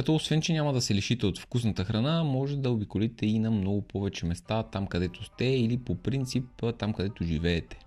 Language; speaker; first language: Bulgarian; native; Bulgarian